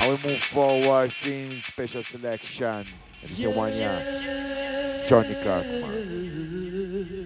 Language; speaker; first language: English; non-native, learner; Spanish